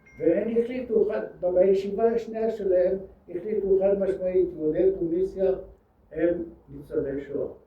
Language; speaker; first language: Hebrew; early bilingual, other home language; French